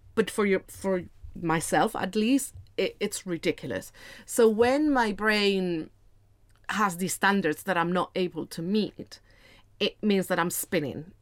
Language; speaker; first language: English; non-native, fluent; Spanish